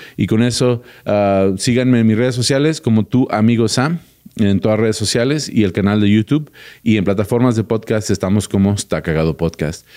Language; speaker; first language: Spanish; early bilingual, heritage; Spanish